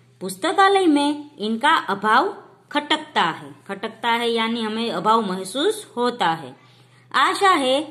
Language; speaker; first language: Hindi; non-native, local second language; Gujarati